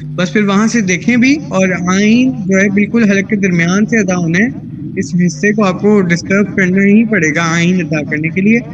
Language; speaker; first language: Urdu; native; Urdu